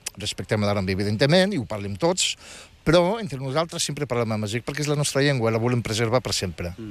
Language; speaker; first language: Catalan; non-native, fluent; Riffian